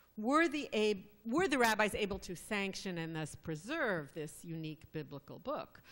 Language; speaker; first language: English; native; English